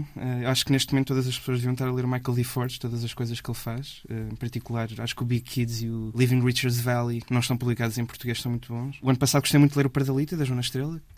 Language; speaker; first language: Portuguese; native; Portuguese